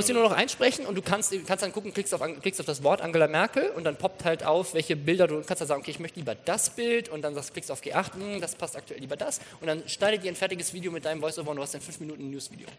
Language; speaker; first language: German; native; German